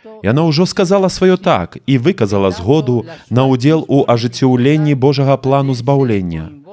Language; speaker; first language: Belarusian; native; Belarusian